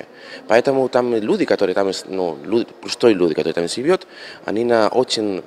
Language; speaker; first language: Russian; non-native, learner; Spanish